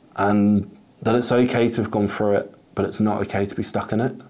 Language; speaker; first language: English; native; English